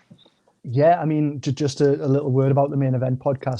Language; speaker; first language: English; native; English